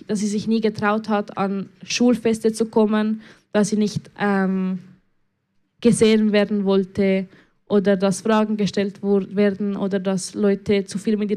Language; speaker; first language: German; early bilingual, other home language; Spanish